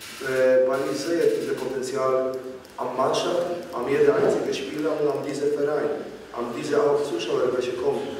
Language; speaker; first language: German; non-native, learner; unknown